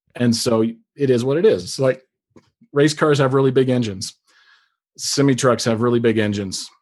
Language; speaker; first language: English; native; English